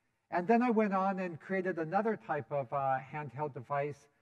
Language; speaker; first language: English; native; English